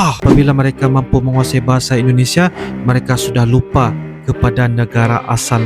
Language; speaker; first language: Indonesian; non-native, local second language; Malay